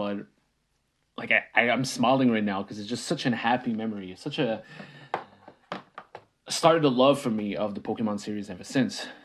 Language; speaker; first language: English; non-native, fluent; French